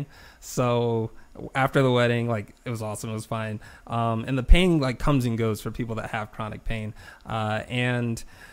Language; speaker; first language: English; native; English